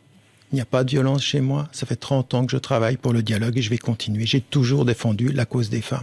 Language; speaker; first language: French; early bilingual, other home language; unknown